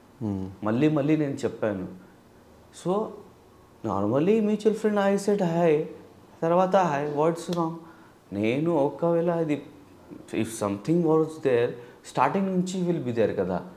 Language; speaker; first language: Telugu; non-native, local second language; Hindi